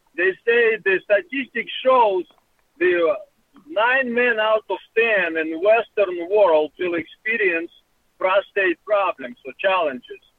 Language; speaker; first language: English; non-native, learner; Russian